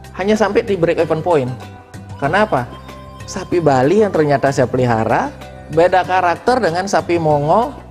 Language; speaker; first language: Indonesian; non-native, local second language; Balinese